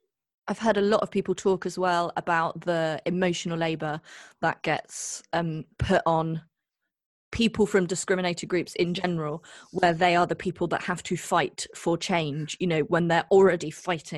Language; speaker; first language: English; native; English